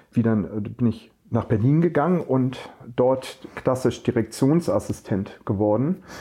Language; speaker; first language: German; native; German